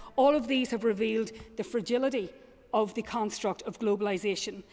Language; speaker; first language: English; native; English